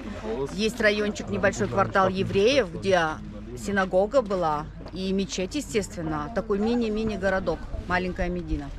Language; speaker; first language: Russian; native; Russian